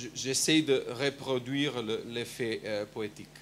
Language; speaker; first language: French; non-native, fluent; Macedonian